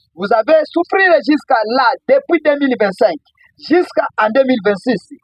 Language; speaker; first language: French; non-native, local second language; Swahili